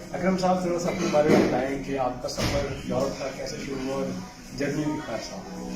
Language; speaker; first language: Urdu; native; Urdu